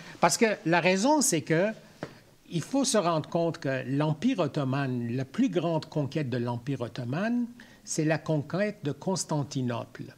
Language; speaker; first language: French; non-native, local second language; Armenian